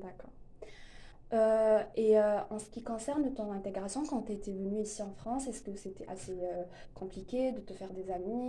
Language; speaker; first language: French; native; French